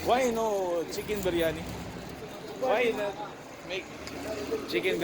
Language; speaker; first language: English; non-native, local second language; Filipino